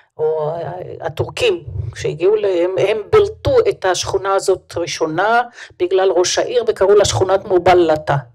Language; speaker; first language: Hebrew; native; Hebrew